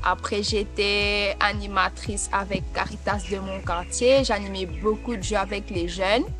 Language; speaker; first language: French; non-native, local second language; Morisyen